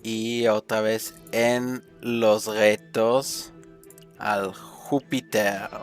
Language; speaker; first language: Spanish; non-native, fluent; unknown